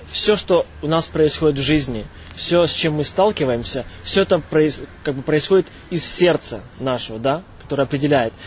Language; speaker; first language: Russian; native; Russian